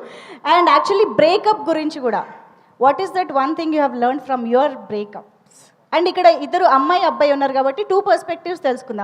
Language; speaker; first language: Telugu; native; Telugu